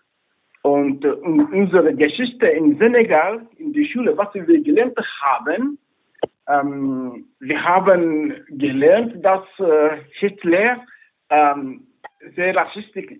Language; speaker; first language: German; non-native, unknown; Wolof